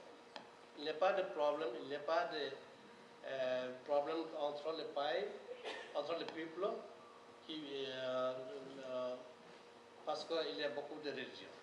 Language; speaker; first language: French; non-native, learner; Nepali